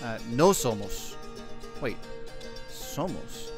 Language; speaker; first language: Spanish; non-native, learner; English